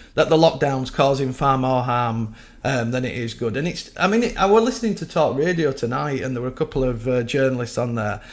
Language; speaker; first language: English; native; English